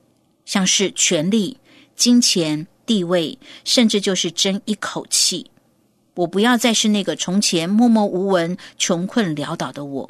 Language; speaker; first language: Chinese; native; Chinese